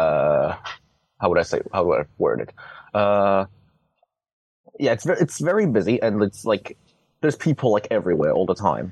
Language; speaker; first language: English; non-native, local second language; Cantonese